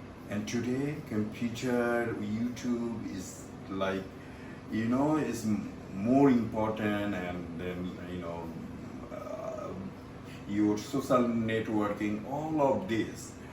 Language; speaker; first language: English; non-native, local second language; Bangla